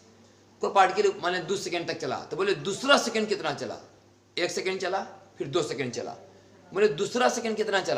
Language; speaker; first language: Hindi; native; Hindi